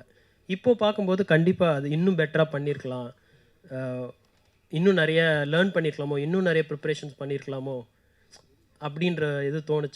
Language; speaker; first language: Tamil; native; Tamil